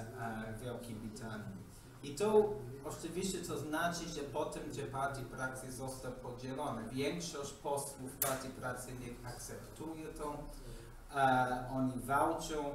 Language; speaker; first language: Polish; non-native, learner; English